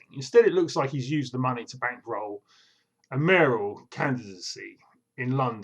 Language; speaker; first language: English; native; English